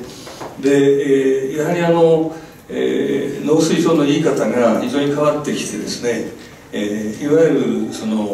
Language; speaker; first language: Japanese; native; Japanese